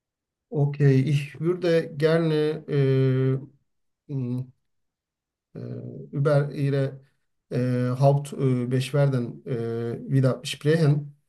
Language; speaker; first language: German; non-native, learner; Turkish